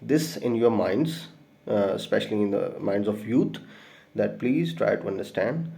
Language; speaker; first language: English; non-native, local second language; Urdu